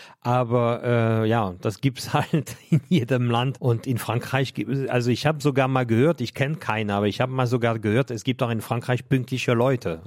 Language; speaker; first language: German; non-native, fluent; French